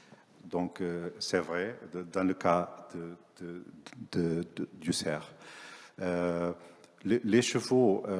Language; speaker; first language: French; non-native, fluent; Portuguese